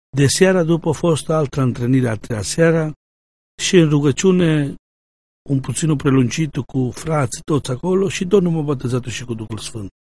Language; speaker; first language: Romanian; non-native, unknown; Italian